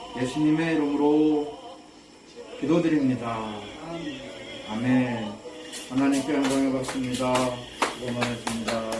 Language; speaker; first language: Korean; native; Korean